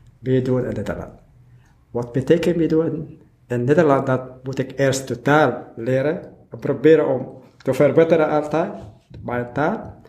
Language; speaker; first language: Dutch; non-native, learner; Arabic